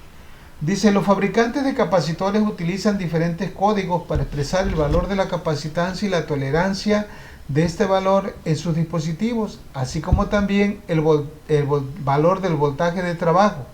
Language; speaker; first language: Spanish; native; Spanish